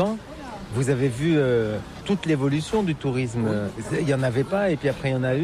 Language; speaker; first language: French; native; French